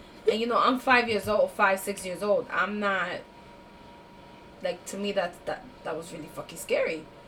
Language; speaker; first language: English; early bilingual, other home language; Spanish